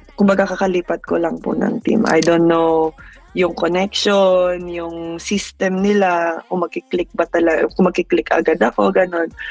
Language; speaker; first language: Filipino; native; Filipino